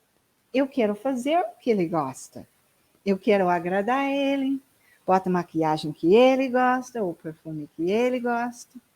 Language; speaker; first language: Portuguese; non-native, learner; English